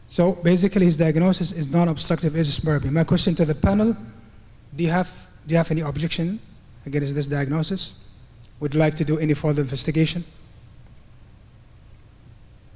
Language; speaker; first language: English; non-native, fluent; Arabic